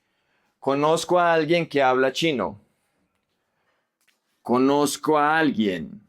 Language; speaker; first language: Spanish; non-native, fluent; English